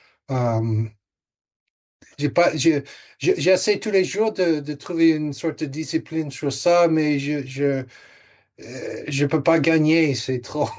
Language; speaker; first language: French; non-native, fluent; English